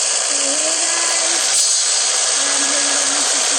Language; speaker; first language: English; non-native, learner; Hindi